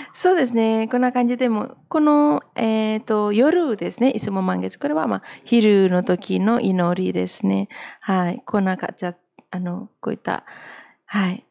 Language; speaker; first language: Japanese; non-native, fluent; Indonesian